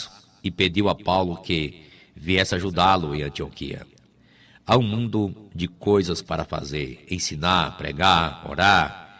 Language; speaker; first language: Portuguese; native; Portuguese